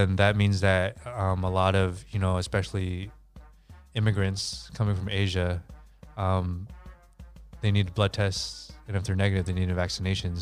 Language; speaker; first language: English; native; English